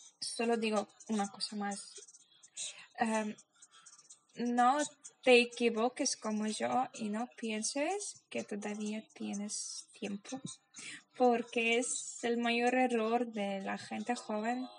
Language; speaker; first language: Spanish; non-native, fluent; Polish